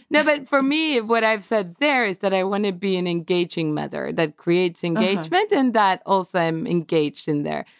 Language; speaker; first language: English; non-native, fluent; Swedish